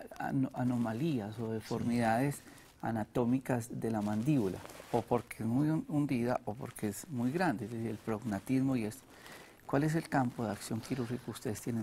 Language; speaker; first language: Spanish; native; Spanish